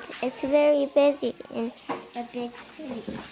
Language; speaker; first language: English; early bilingual, heritage; Chinese